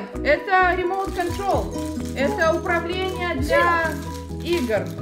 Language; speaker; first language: Russian; native; Russian